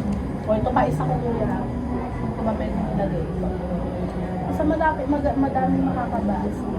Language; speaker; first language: Filipino; native; Filipino